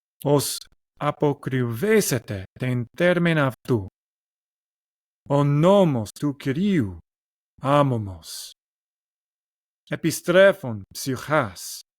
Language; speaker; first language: Greek; non-native, learner; English